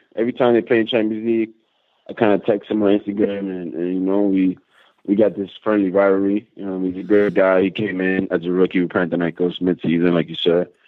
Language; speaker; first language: English; native; English